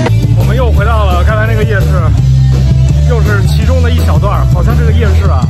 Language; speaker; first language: Chinese; native; Chinese